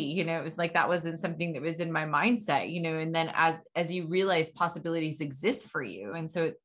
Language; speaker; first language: English; native; English